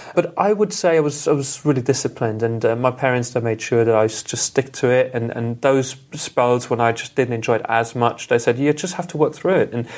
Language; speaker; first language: English; non-native, fluent; German